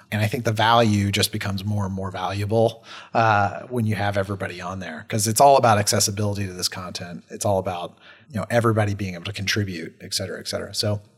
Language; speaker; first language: English; native; English